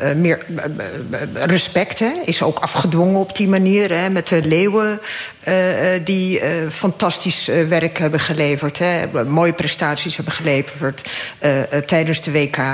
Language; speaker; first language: Dutch; early bilingual, other home language; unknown